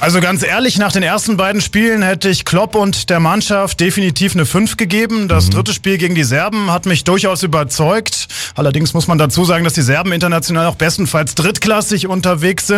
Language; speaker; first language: German; native; German